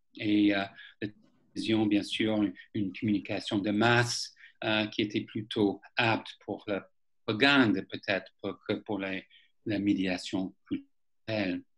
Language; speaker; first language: French; non-native, fluent; English